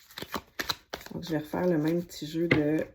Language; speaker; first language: French; native; French